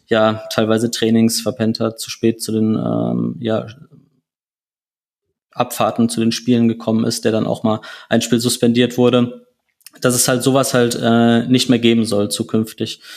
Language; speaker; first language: German; native; German